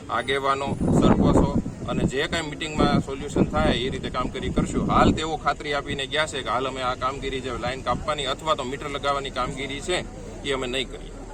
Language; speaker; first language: Gujarati; native; Gujarati